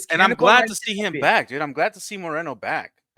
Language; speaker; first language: English; native; English